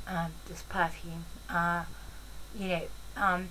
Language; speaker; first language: English; native; English